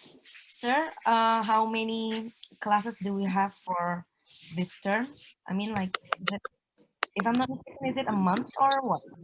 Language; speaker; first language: English; non-native, fluent; Indonesian